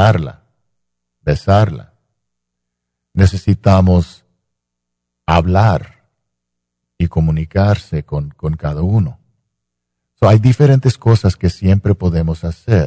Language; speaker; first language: Spanish; non-native, fluent; English